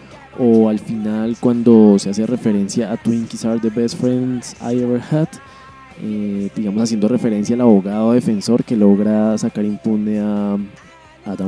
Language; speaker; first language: Spanish; native; Spanish